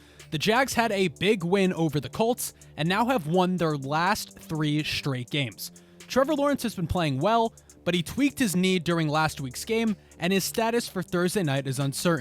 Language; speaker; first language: English; native; English